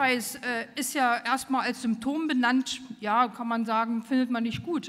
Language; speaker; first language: German; native; German